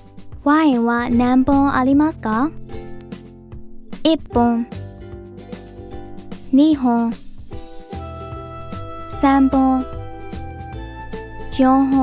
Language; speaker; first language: Japanese; non-native, fluent; Burmese